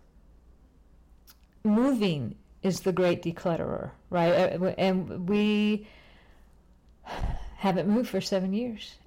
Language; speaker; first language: English; native; English